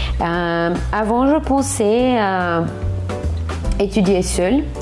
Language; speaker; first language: French; non-native, learner; Portuguese